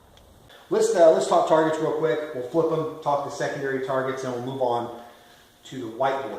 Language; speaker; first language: English; native; English